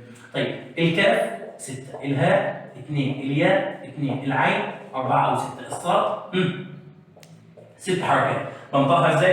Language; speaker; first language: Arabic; native; Arabic